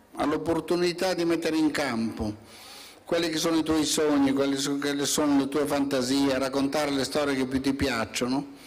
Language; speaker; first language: Italian; native; Italian